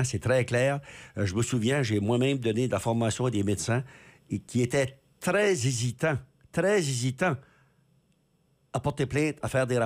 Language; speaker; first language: French; native; French